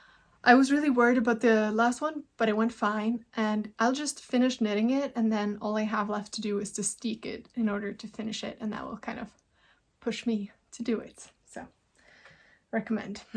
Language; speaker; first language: English; non-native, fluent; Norwegian